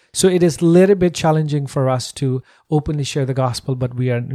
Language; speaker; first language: English; non-native, local second language; Nepali